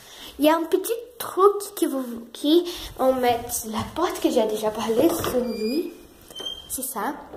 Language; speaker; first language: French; non-native, learner; Portuguese